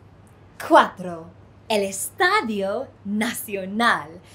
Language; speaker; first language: Spanish; non-native, fluent; English